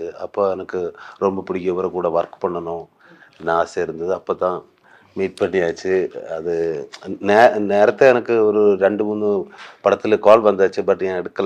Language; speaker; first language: Tamil; non-native, learner; Malayalam